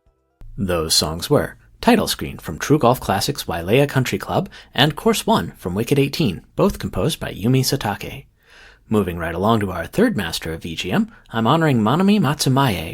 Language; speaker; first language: English; native; English